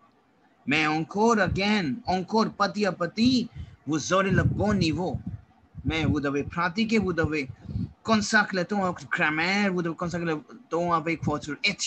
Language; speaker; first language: French; non-native, fluent; Hindi